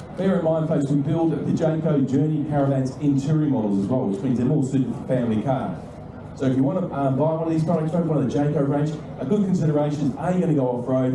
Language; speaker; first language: English; native; English